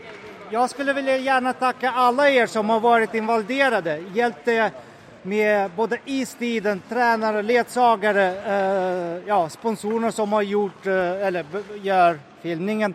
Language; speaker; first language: Swedish; non-native, fluent; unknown